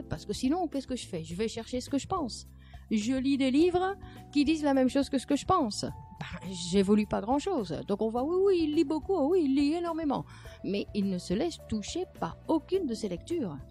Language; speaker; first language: French; native; French